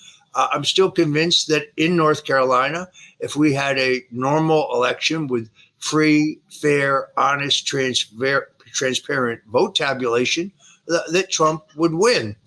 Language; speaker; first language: English; native; English